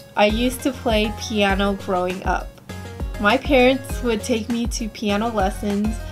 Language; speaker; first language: English; native; English